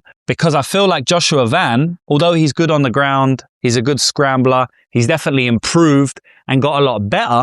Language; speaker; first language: English; native; English